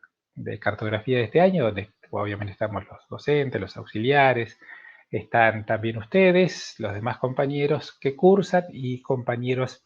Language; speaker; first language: Spanish; native; Spanish